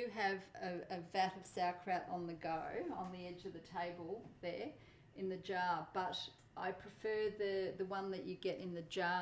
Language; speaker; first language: English; non-native, local second language; Polish